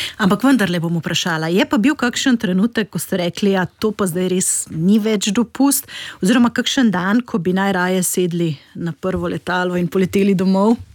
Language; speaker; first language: Slovenian; native; Slovenian